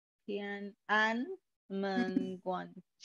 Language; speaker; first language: Chinese; non-native, learner; English